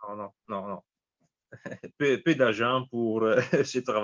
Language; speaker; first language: French; non-native, fluent; Italian